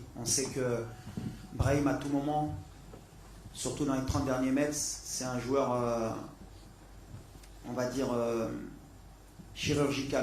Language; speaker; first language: French; native; French